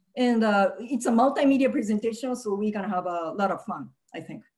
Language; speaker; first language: English; early bilingual, other home language; Japanese